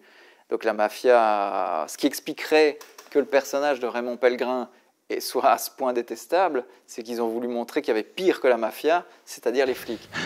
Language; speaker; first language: French; native; French